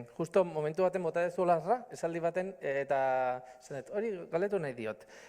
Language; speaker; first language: Basque; native; Basque